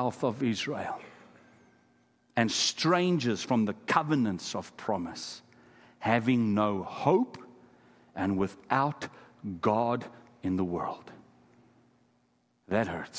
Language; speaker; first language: English; non-native, local second language; Afrikaans